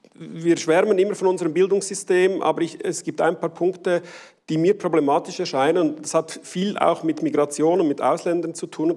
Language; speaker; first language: German; native; German